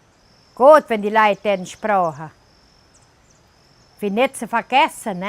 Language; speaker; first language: German; early bilingual, heritage; German